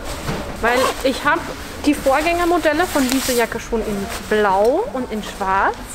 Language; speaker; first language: German; native; German